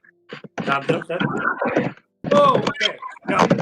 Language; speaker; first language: Welsh; native; Welsh